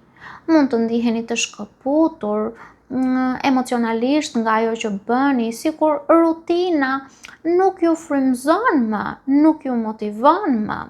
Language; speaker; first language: Albanian; native; Albanian